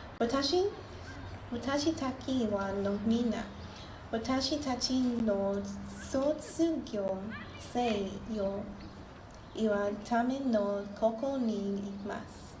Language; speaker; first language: Japanese; non-native, learner; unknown